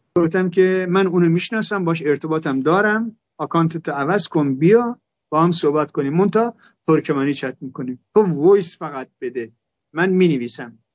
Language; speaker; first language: Persian; non-native, local second language; Turkmen